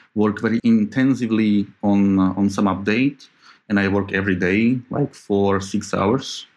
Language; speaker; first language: English; non-native, fluent; Slovak